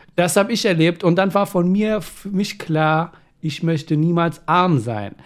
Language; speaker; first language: German; early bilingual, other home language; Persian